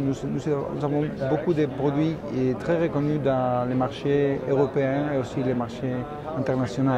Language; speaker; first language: French; non-native, fluent; Spanish